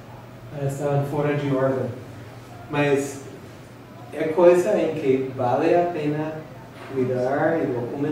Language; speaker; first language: Portuguese; non-native, fluent; English